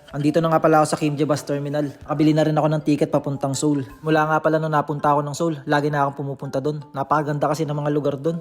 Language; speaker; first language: Filipino; native; Filipino